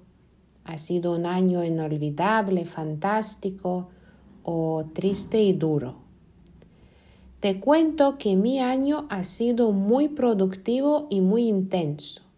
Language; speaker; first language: Spanish; non-native, fluent; Lithuanian